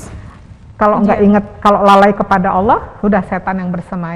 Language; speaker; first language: Indonesian; native; Indonesian